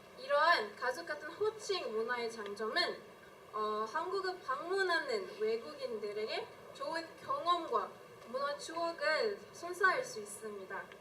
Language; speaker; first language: Korean; non-native, fluent; Malay